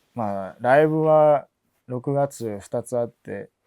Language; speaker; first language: Japanese; early bilingual, other home language; English